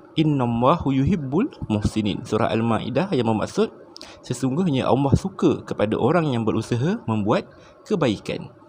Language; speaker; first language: Malay; native; Malay